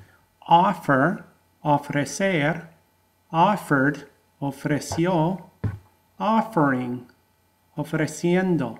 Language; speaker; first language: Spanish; non-native, fluent; English